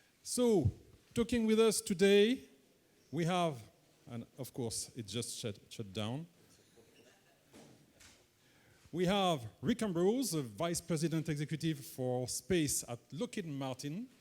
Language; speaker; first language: English; non-native, fluent; French